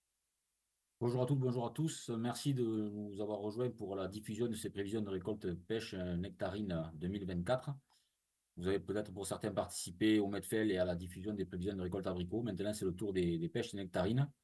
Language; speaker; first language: French; native; French